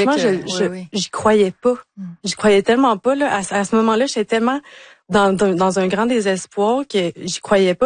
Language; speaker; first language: French; native; French